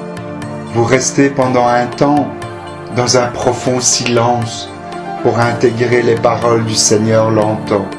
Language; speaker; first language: French; native; French